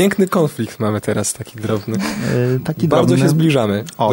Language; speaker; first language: Polish; native; Polish